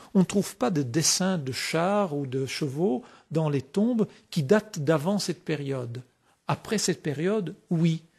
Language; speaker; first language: French; native; French